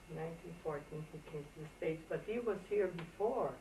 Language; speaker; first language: English; early bilingual, other home language; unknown